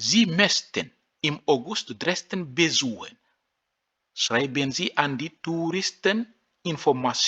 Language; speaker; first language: German; non-native, fluent; French